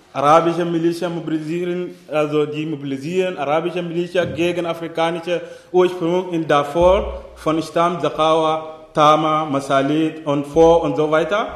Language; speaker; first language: German; non-native, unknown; Arabic